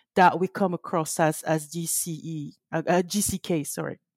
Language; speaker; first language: English; early bilingual, other home language; French